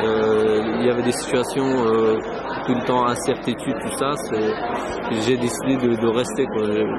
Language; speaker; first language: French; non-native, fluent; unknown